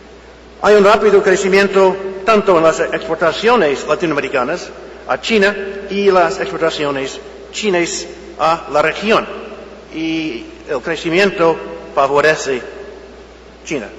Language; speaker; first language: Spanish; non-native, fluent; English